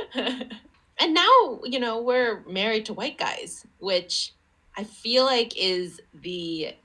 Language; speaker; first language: English; early bilingual, other home language; Chinese